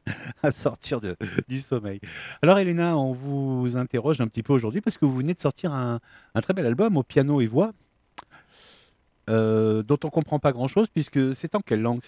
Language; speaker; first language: French; native; French